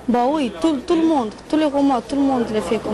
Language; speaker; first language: French; non-native, learner; Romanian